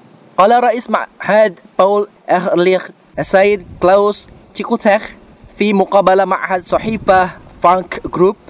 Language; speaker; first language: Arabic; non-native, fluent; Indonesian